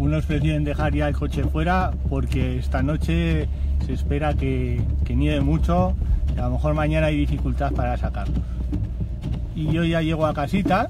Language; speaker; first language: Spanish; native; Spanish